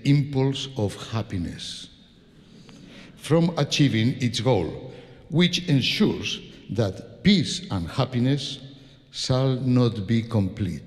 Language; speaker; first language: English; non-native, fluent; Spanish